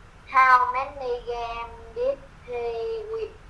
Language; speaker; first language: English; non-native, learner; Vietnamese